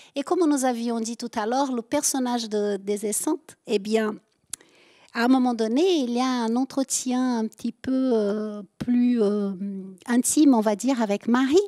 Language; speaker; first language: French; native; French